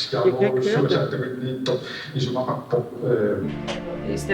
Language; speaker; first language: Danish; non-native, local second language; Kalaallisut